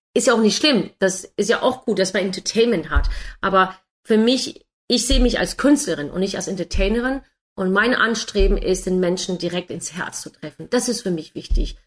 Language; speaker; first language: German; non-native, fluent; English